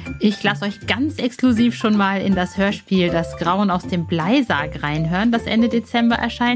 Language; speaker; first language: German; native; German